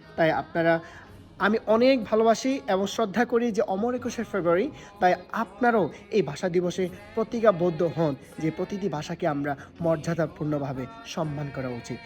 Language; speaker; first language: Bangla; non-native, local second language; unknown